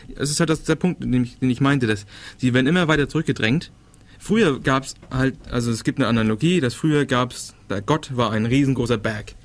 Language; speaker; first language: German; non-native, fluent; Danish